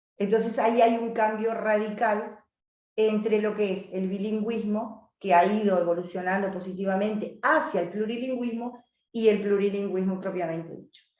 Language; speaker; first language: Spanish; native; Spanish